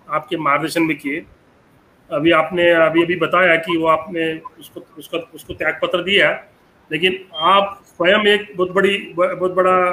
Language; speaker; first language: Hindi; non-native, local second language; Marathi